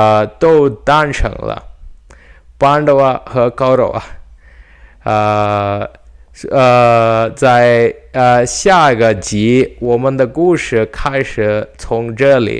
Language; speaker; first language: Chinese; non-native, learner; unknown